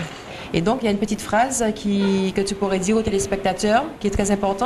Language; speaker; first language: French; native; French